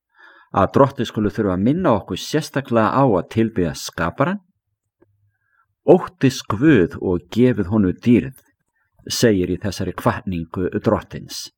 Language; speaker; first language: Icelandic; native; Icelandic